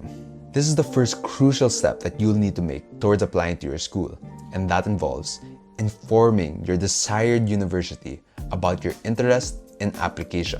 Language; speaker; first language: English; non-native, local second language; Filipino